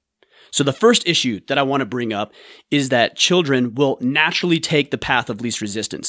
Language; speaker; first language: English; native; English